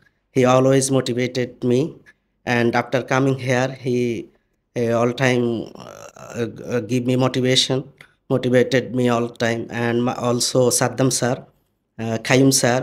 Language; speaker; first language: English; non-native, learner; Bangla